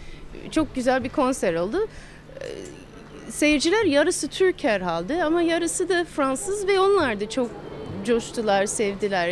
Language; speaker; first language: Turkish; non-native, fluent; English